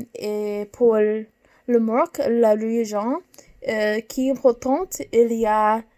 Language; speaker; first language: French; non-native, learner; English